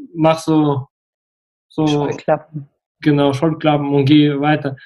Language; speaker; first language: German; early bilingual, other home language; Russian